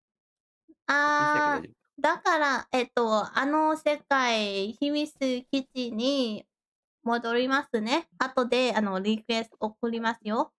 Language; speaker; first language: Japanese; non-native, learner; Thai